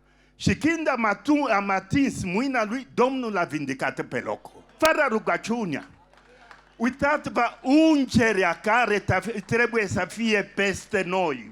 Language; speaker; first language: Romanian; non-native, fluent; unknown